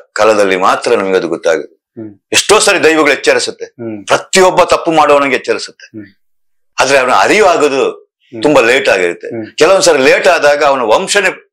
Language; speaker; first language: Kannada; non-native, local second language; Tulu